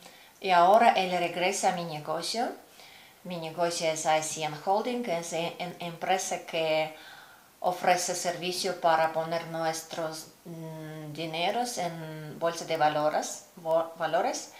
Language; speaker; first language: Spanish; non-native, learner; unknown